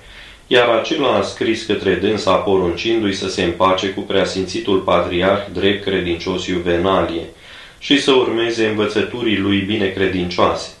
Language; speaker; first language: Romanian; native; Romanian